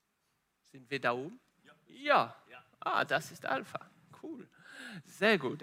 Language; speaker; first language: German; non-native, fluent; Italian